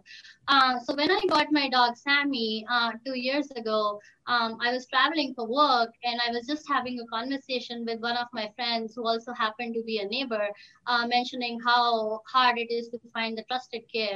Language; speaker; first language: English; non-native, local second language; Hindi